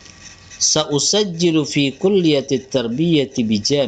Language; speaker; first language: Arabic; non-native, fluent; Indonesian